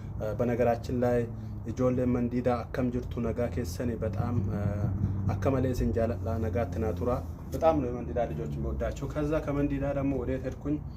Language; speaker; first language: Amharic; non-native, local second language; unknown